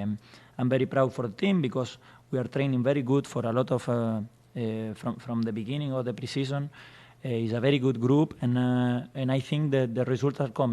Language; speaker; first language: English; non-native, fluent; Spanish